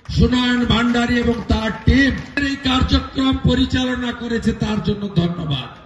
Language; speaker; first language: Bangla; native; Bangla